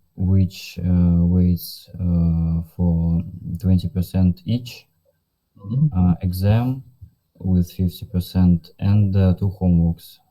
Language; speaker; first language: English; non-native, learner; Russian